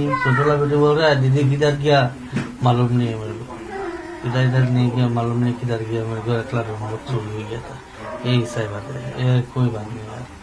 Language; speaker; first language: Hindi; non-native, local second language; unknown